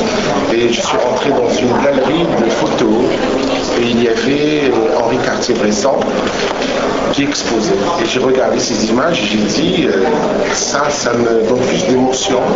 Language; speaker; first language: French; non-native, local second language; Arabic